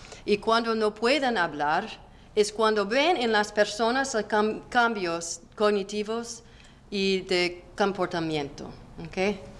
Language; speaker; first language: Spanish; non-native, learner; English